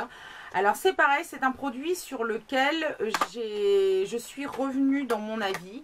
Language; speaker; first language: French; native; French